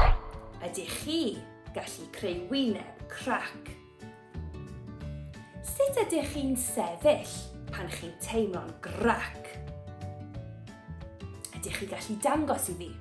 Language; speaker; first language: Welsh; non-native, local second language; English